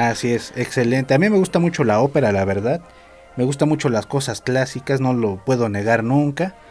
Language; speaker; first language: Spanish; native; Spanish